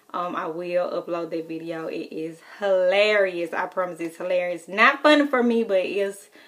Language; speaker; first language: English; native; English